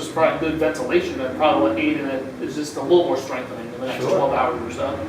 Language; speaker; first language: English; native; English